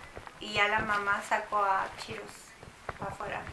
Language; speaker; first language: Spanish; native; Spanish